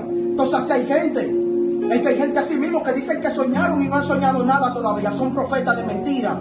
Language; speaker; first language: Spanish; native; Spanish